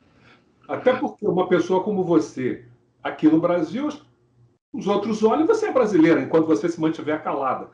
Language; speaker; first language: Portuguese; native; Portuguese